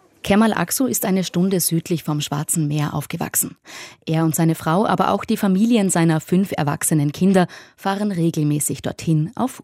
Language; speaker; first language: German; native; German